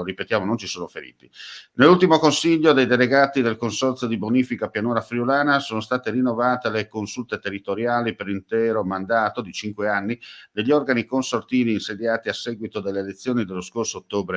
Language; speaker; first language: Italian; native; Italian